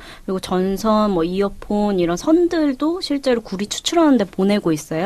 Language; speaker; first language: Korean; native; Korean